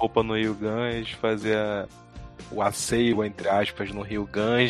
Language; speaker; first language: Portuguese; native; Portuguese